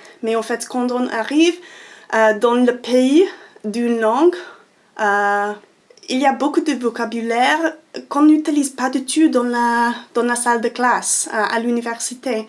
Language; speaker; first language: French; non-native, fluent; English